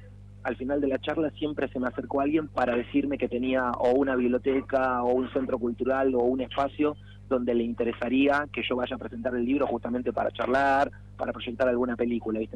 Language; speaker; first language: Spanish; native; Spanish